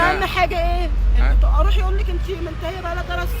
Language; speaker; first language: Arabic; native; Arabic